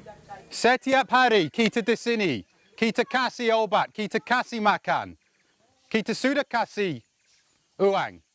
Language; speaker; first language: Indonesian; non-native, learner; English